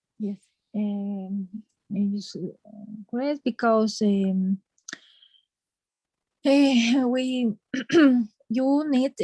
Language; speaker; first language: English; non-native, learner; Spanish